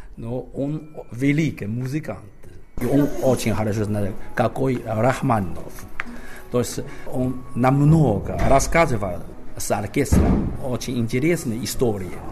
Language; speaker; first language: Russian; non-native, learner; Chinese